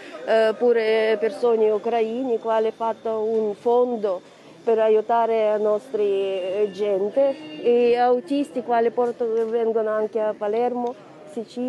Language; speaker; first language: Italian; non-native, learner; Ukrainian